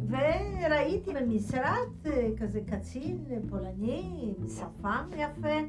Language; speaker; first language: Hebrew; non-native, fluent; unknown